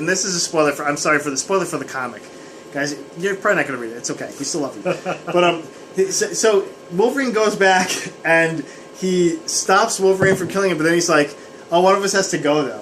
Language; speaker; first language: English; native; English